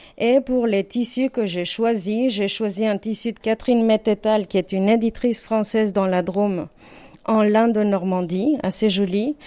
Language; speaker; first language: French; non-native, fluent; Spanish